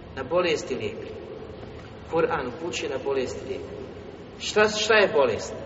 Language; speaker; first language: Bosnian; native; Bosnian